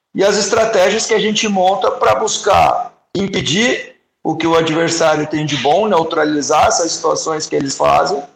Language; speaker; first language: Portuguese; native; Portuguese